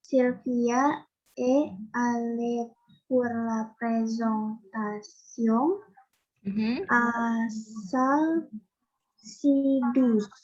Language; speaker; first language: French; non-native, learner; Indonesian